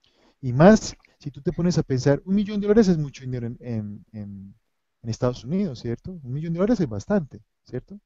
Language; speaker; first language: Spanish; native; Spanish